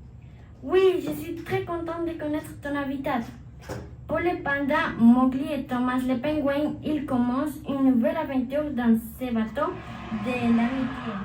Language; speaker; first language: French; non-native, learner; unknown